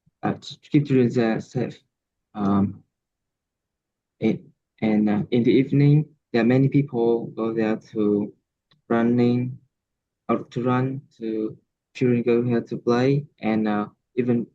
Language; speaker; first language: English; non-native, learner; Vietnamese